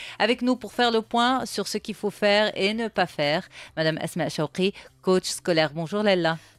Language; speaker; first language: French; non-native, local second language; Arabic